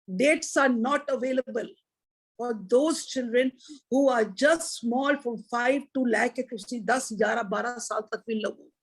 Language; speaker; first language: English; non-native, local second language; Punjabi